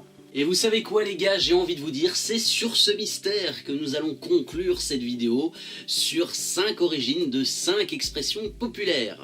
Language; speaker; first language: French; native; French